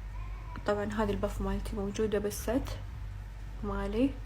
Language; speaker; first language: Arabic; native; Arabic